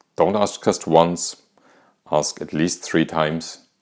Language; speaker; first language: English; non-native, fluent; German